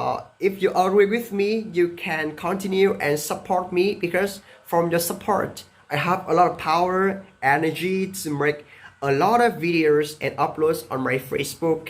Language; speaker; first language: English; non-native, learner; Vietnamese